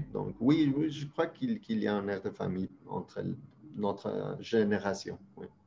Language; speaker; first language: French; non-native, fluent; Spanish